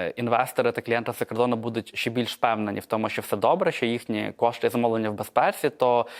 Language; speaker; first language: Ukrainian; native; Ukrainian